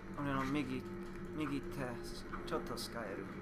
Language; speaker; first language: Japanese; non-native, learner; English